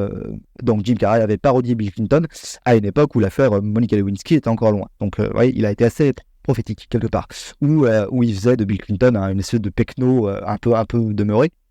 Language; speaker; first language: French; native; French